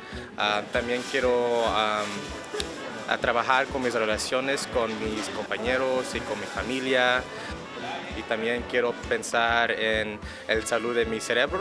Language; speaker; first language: Spanish; non-native, learner; English